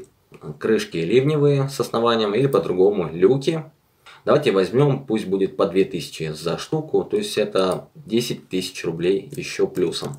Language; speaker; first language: Russian; native; Russian